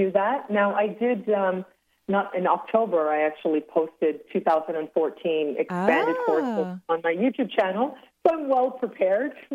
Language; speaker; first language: English; native; English